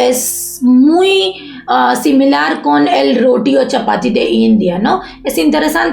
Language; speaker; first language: Spanish; non-native, learner; Bangla